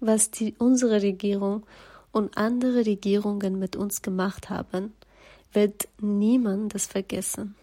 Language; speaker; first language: German; non-native, fluent; Persian